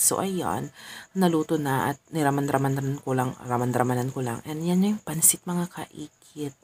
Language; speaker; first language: Filipino; non-native, local second language; Iloko